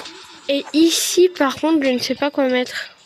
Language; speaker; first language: French; native; French